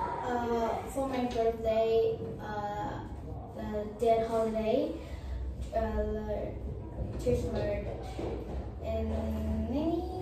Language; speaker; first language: English; non-native, learner; Vietnamese